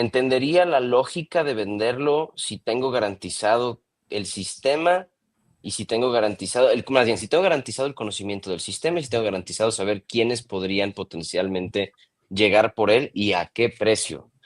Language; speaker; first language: Spanish; native; Spanish